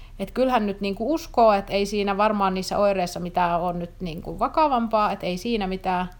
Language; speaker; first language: Finnish; native; Finnish